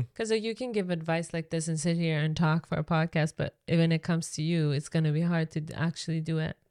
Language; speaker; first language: English; non-native, fluent; Persian